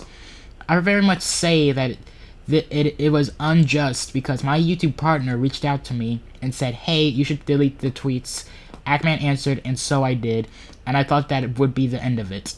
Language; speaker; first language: English; native; English